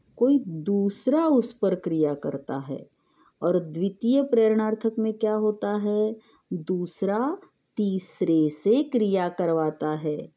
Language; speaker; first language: Hindi; non-native, local second language; Marathi